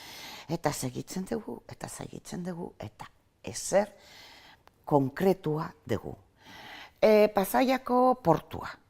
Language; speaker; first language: Basque; non-native, local second language; Spanish